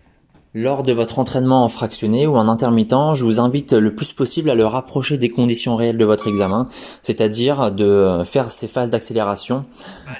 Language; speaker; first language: French; native; French